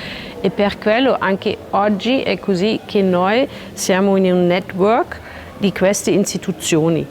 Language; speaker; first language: Italian; non-native, learner; German